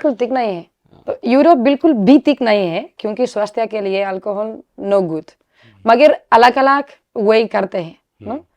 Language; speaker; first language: Hindi; non-native, learner; Spanish